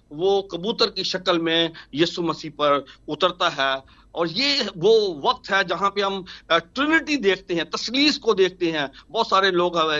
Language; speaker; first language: Urdu; non-native, local second language; Punjabi